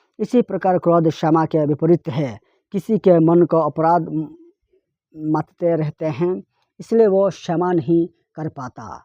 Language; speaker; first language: Hindi; non-native, local second language; Telugu